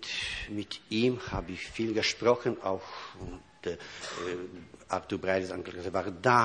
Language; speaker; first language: German; non-native, fluent; Polish